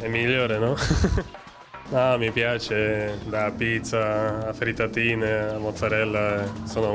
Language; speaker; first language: Italian; non-native, fluent; Slovak